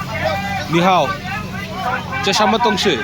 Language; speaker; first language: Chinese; non-native, learner; Bangla